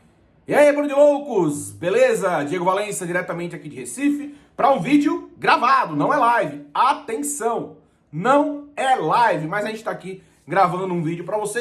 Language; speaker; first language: Portuguese; native; Portuguese